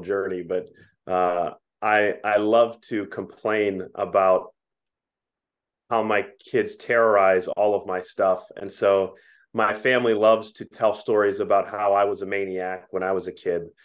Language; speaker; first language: English; native; English